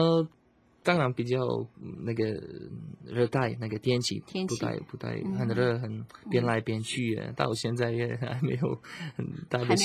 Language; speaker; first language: Chinese; non-native, learner; Slovak